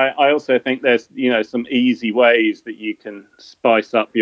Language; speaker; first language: English; native; English